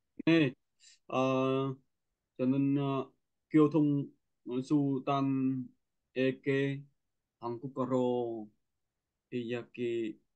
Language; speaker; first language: Korean; non-native, learner; Vietnamese